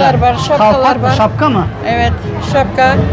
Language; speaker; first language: Turkish; non-native, local second language; Kyrgyz